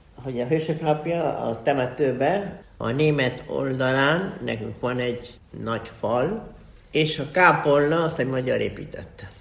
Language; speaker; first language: Hungarian; early bilingual, heritage; Hungarian